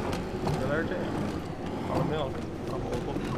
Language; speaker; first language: Chinese; native; Chinese